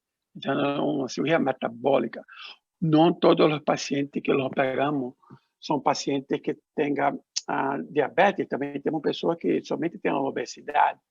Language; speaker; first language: Spanish; non-native, learner; Portuguese